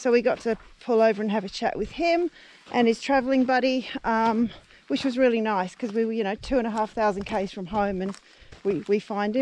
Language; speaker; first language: English; native; English